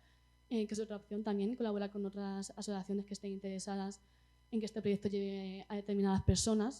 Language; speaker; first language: Spanish; native; Spanish